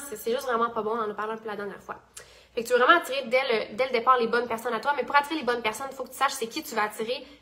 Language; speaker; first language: French; native; French